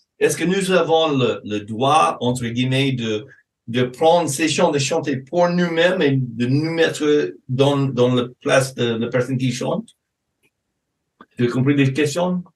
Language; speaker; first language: French; non-native, fluent; English